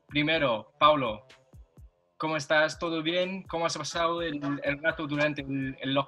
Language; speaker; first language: Spanish; non-native, learner; English